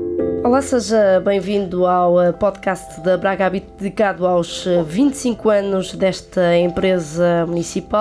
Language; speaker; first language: Portuguese; native; Portuguese